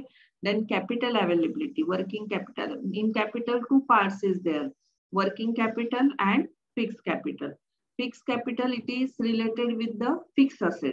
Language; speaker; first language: English; non-native, local second language; Marathi